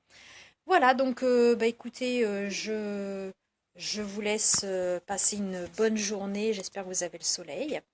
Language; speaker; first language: French; native; French